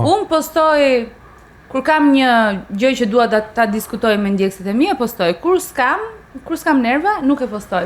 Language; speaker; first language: Albanian; native; Albanian